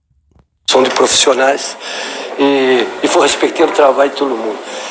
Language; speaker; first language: French; non-native, learner; Portuguese